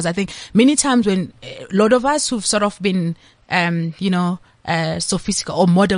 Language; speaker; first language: English; non-native, local second language; Zulu